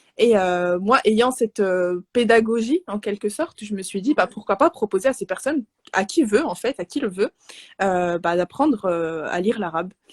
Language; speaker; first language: French; non-native, local second language; Arabic